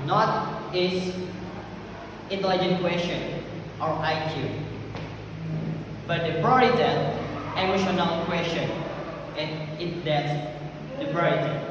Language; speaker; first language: English; non-native, learner; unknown